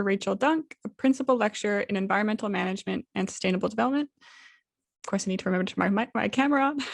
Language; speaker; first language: English; native; English